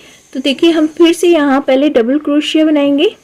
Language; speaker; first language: Hindi; native; Hindi